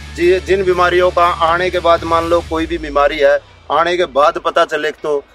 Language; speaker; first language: Hindi; native; Hindi